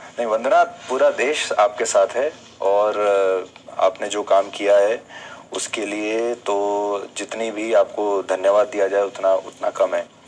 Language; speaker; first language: Hindi; native; Hindi